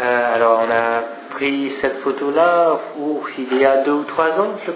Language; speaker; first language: French; non-native, fluent; English